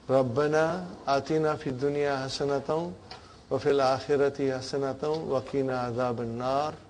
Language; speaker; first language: Arabic; non-native, fluent; English